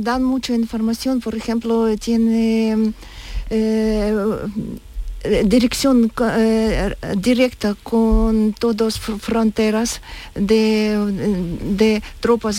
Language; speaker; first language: Spanish; non-native, learner; Ukrainian